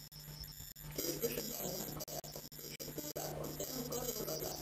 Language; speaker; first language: French; non-native, fluent; Hungarian